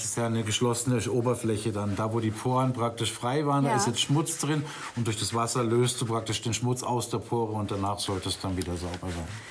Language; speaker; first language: German; native; German